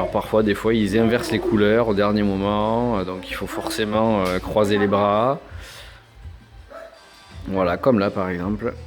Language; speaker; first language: French; native; French